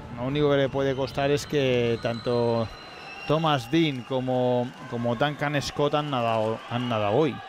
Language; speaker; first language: Spanish; native; Spanish